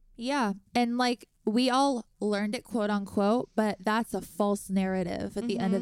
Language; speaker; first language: English; native; English